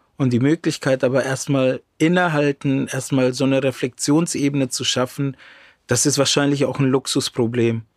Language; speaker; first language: German; early bilingual, other home language; Romany